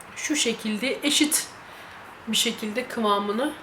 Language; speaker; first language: Turkish; native; Turkish